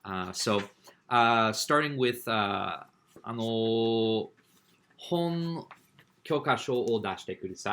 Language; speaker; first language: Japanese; non-native, fluent; English